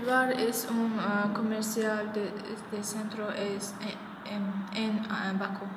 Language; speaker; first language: Spanish; non-native, learner; Azerbaijani